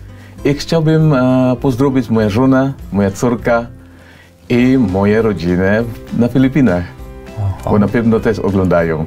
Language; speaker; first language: Polish; non-native, fluent; Cebuano